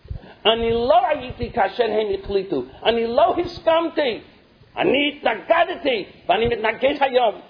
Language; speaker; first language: Hebrew; non-native, fluent; English